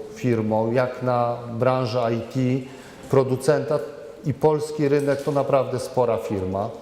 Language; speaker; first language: Polish; native; Polish